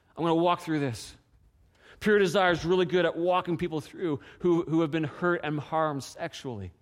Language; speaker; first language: English; native; English